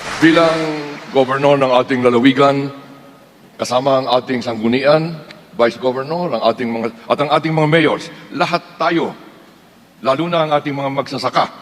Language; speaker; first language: Filipino; native; Filipino